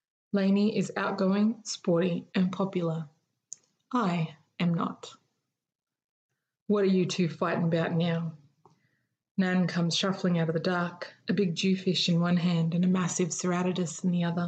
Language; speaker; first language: English; native; English